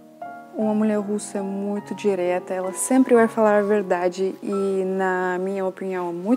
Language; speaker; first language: Portuguese; non-native, fluent; Russian